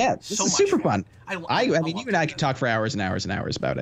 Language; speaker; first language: English; native; English